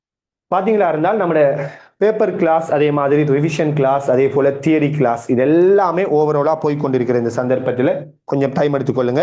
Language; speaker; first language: Tamil; native; Tamil